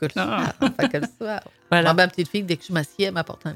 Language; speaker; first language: French; native; French